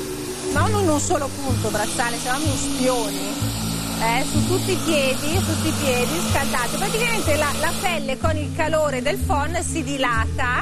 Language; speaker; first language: Italian; native; Italian